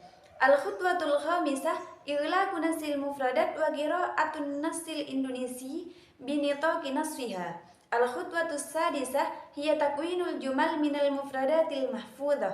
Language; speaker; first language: Arabic; non-native, learner; Indonesian